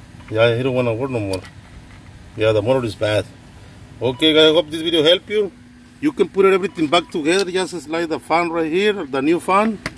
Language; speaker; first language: English; non-native, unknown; Spanish